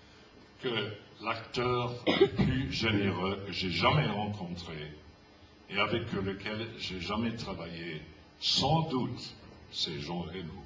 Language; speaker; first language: French; non-native, fluent; English